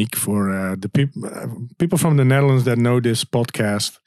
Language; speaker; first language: English; non-native, fluent; Dutch